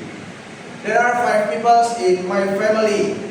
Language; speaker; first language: English; non-native, learner; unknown